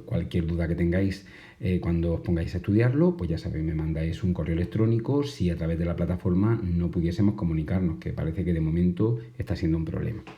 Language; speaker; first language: Spanish; native; Spanish